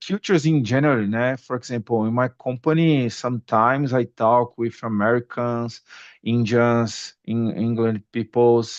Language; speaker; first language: English; non-native, learner; Portuguese